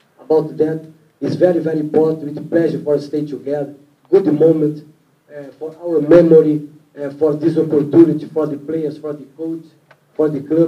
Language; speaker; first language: English; non-native, learner; Portuguese